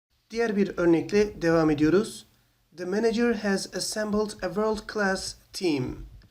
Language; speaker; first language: English; non-native, fluent; Turkish